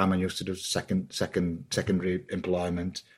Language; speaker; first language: English; native; English